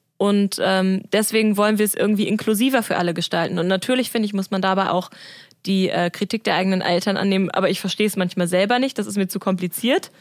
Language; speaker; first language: German; native; German